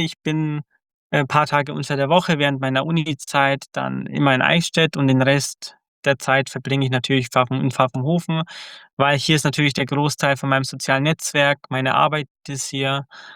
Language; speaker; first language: German; early bilingual, other home language; Croatian